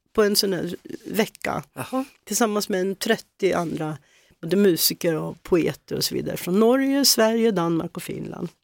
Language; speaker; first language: Swedish; native; Swedish